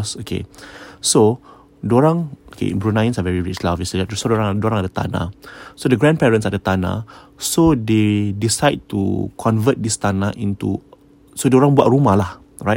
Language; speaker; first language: English; native; English